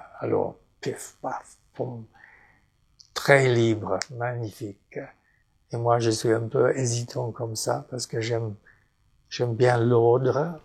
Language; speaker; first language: French; non-native, fluent; English